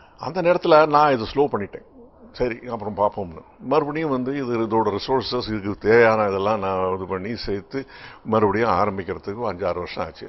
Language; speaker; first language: Tamil; native; Tamil